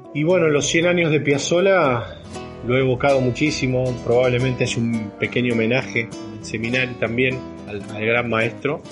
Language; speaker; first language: Spanish; native; Spanish